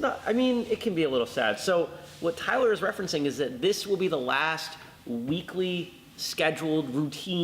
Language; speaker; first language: English; native; English